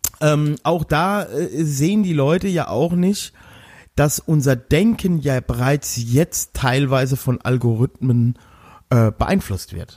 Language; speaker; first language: German; native; German